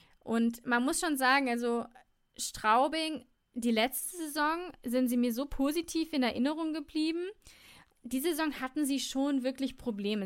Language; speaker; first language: German; native; German